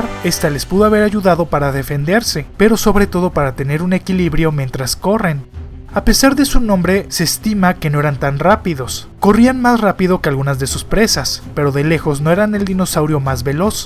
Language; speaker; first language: Spanish; native; Spanish